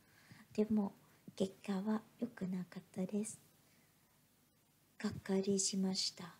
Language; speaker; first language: Japanese; non-native, fluent; Vietnamese